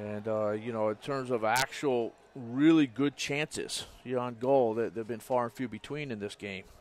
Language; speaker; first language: English; native; English